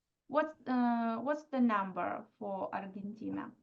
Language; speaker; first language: English; non-native, fluent; Russian